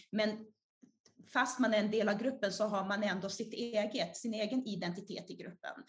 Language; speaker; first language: Swedish; early bilingual, other home language; Portuguese